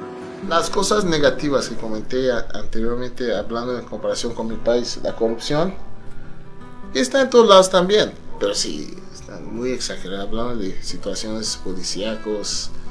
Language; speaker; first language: Spanish; non-native, fluent; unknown